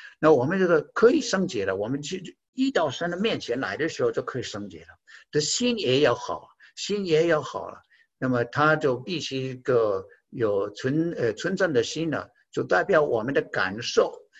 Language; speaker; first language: Chinese; non-native, fluent; English